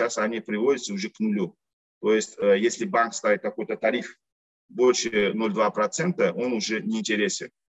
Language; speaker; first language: Russian; non-native, local second language; Uzbek